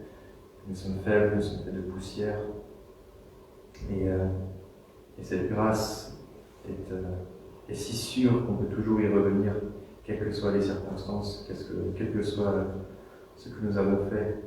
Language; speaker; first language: French; native; French